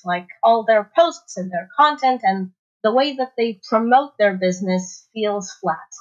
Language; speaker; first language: English; non-native, fluent; Portuguese